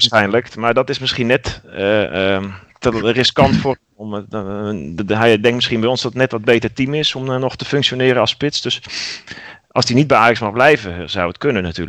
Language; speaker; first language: Dutch; native; Dutch